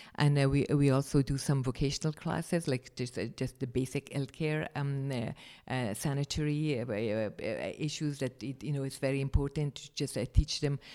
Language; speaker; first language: English; non-native, fluent; Persian